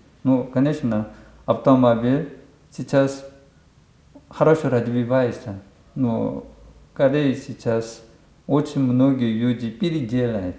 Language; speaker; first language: Russian; non-native, learner; Korean